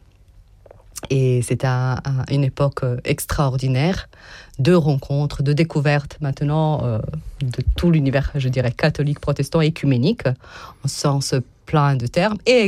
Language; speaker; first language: French; non-native, fluent; Serbian